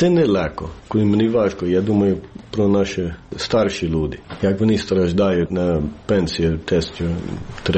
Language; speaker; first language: Ukrainian; early bilingual, heritage; English